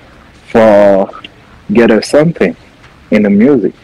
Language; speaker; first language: English; non-native, learner; French